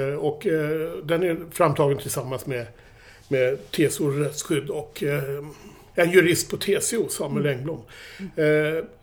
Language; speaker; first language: Swedish; native; Swedish